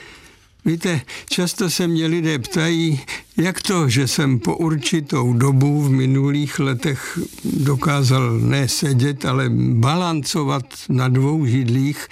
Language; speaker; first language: Czech; native; Czech